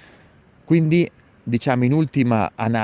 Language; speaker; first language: Italian; native; Italian